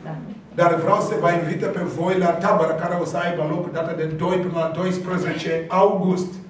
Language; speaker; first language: Romanian; non-native, learner; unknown